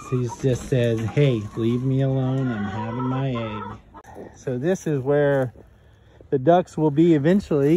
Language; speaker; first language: English; native; English